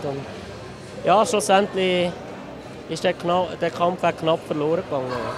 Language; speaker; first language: German; native; German